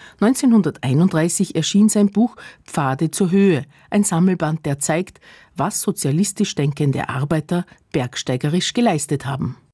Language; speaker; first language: German; native; German